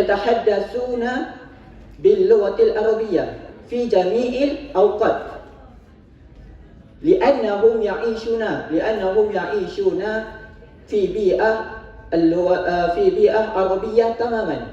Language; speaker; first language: Arabic; non-native, learner; Malay